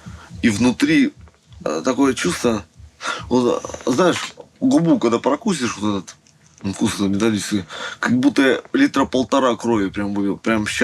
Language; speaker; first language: Russian; native; Russian